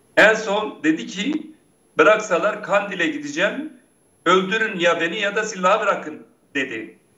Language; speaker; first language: Turkish; non-native, local second language; Kurdish